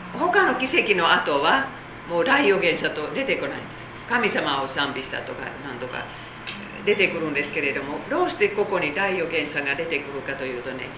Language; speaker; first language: Japanese; non-native, fluent; Korean